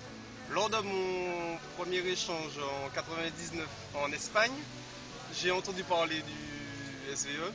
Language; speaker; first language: French; native; French